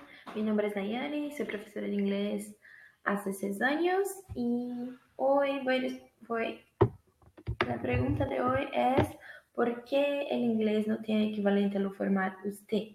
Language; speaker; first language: Spanish; non-native, fluent; Portuguese